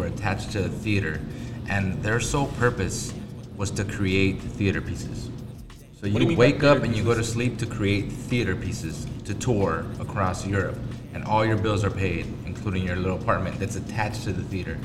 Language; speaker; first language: English; early bilingual, other home language; Spanish